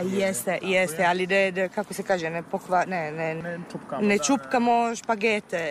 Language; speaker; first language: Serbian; non-native, fluent; Italian